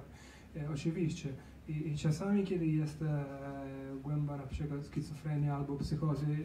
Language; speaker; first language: Polish; non-native, learner; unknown